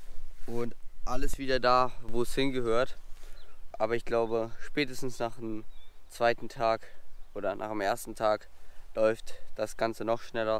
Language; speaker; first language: German; native; German